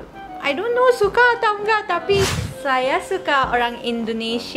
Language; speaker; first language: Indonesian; non-native, fluent; Manipuri